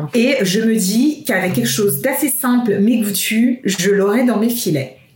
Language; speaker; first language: French; native; French